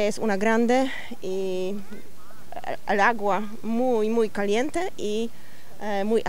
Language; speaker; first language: Spanish; non-native, learner; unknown